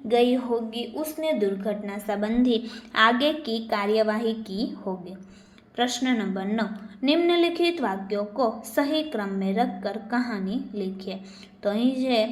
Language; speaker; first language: Hindi; non-native, local second language; Gujarati